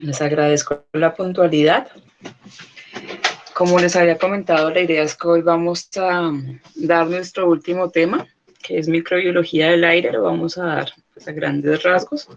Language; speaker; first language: Spanish; native; Spanish